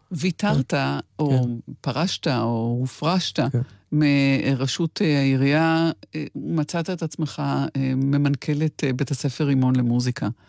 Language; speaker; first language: Hebrew; native; Hebrew